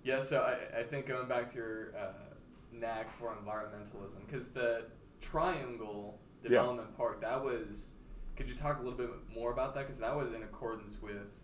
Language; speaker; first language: English; native; English